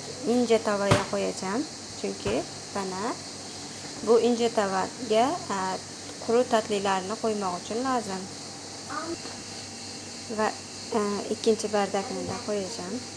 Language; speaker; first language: Turkish; non-native, learner; Uzbek